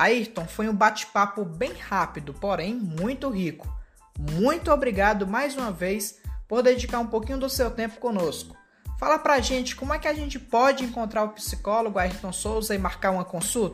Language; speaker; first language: Portuguese; native; Portuguese